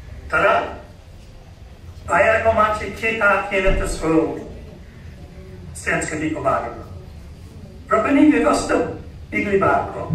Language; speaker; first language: Nepali; non-native, learner; English